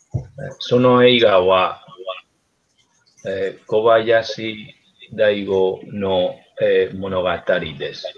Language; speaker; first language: Japanese; non-native, learner; Spanish